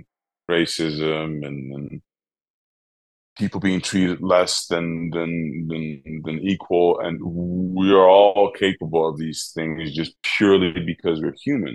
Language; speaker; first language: English; non-native, fluent; Dutch